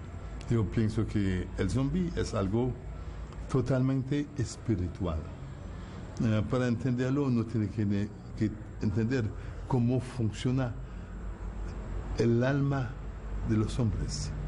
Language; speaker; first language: Spanish; non-native, fluent; Haitian Creole